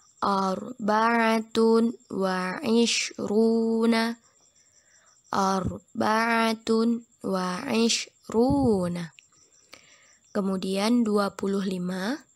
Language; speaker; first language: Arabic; non-native, fluent; Indonesian